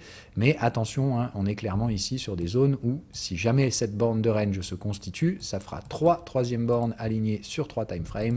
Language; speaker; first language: French; native; French